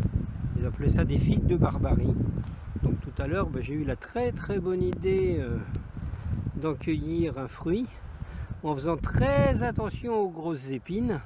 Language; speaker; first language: French; native; French